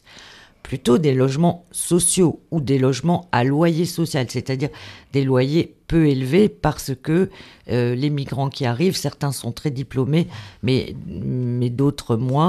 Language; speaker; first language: French; native; French